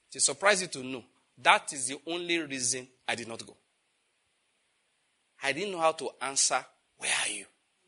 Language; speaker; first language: English; non-native, local second language; Yoruba